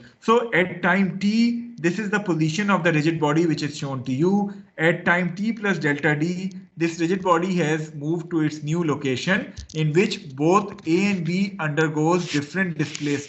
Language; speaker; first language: English; non-native, local second language; Hindi